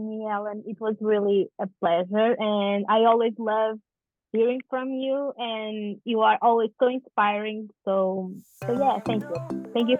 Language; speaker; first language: English; non-native, fluent; Portuguese